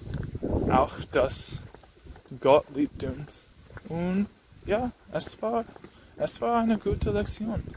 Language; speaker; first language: German; non-native, learner; English